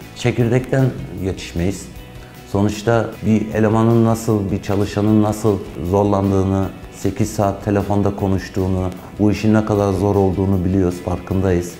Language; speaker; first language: Turkish; early bilingual, heritage; Turkish